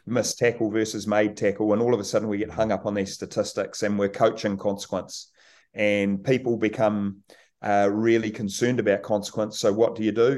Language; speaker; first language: English; native; English